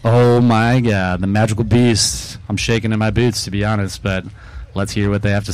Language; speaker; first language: English; native; English